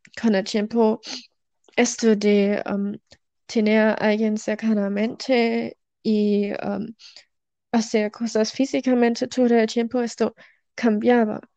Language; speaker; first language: Spanish; non-native, learner; German